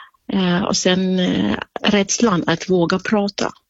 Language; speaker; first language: Swedish; non-native, fluent; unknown